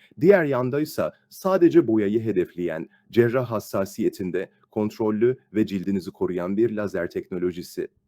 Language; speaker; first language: Turkish; native; Turkish